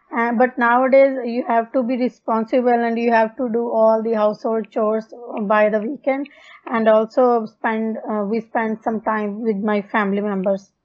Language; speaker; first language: English; non-native, local second language; Punjabi